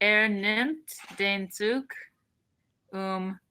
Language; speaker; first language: German; non-native, learner; English